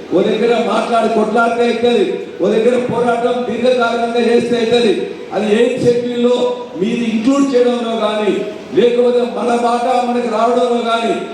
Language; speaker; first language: Telugu; native; Telugu